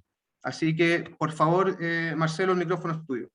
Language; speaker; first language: Spanish; native; Spanish